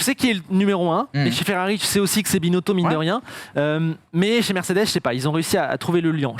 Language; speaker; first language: French; native; French